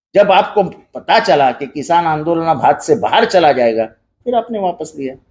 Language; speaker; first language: Hindi; non-native, local second language; Marathi